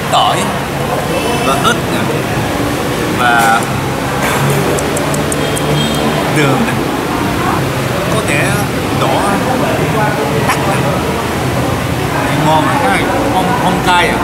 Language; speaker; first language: Vietnamese; non-native, learner; Japanese